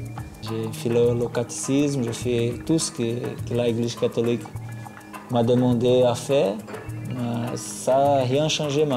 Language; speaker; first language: French; non-native, learner; Portuguese